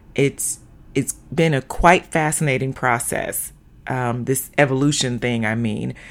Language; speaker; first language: English; native; English